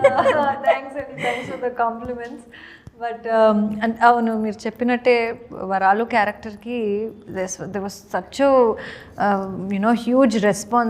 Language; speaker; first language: Telugu; non-native, learner; Kannada